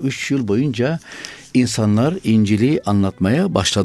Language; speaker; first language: Turkish; non-native, fluent; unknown